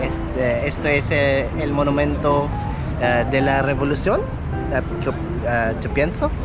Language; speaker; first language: Spanish; non-native, learner; Filipino